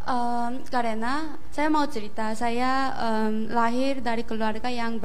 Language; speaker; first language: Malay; non-native, fluent; Korean